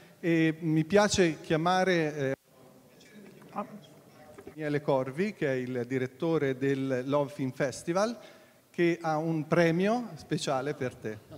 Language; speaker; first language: Italian; native; Italian